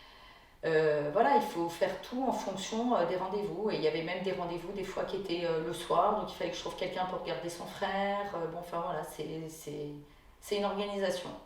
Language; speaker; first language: French; native; French